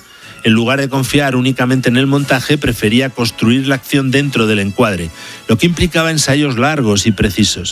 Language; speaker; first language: Spanish; native; Spanish